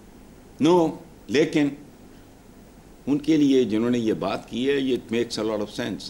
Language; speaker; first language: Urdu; non-native, local second language; Punjabi